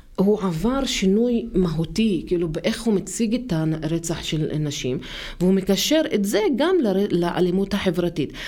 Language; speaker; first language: Hebrew; non-native, local second language; Arabic